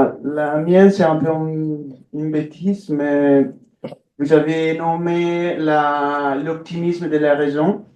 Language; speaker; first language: French; non-native, fluent; Italian